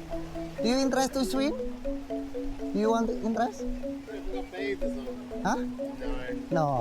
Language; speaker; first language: English; non-native, learner; Indonesian